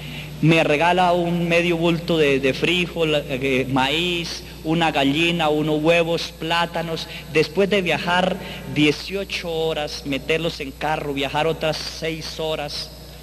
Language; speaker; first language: Spanish; native; Spanish